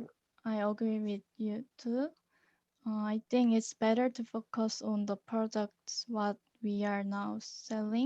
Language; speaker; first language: English; non-native, learner; Korean